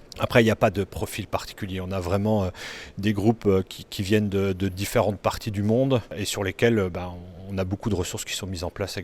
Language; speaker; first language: French; native; French